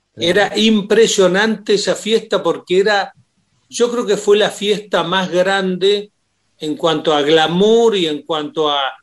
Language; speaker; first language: Spanish; native; Spanish